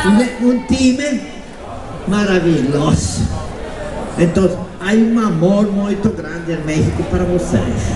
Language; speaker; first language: Portuguese; non-native, learner; Spanish